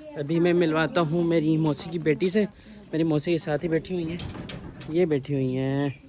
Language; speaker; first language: Urdu; non-native, local second language; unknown